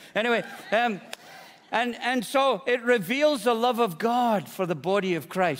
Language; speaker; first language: English; native; English